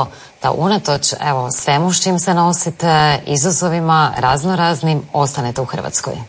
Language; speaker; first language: Serbian; native; Serbian